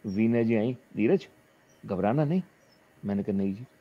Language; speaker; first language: Hindi; native; Hindi